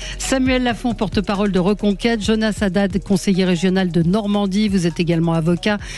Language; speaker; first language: French; native; French